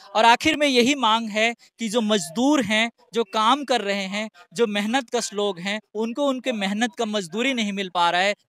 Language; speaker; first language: Hindi; native; Hindi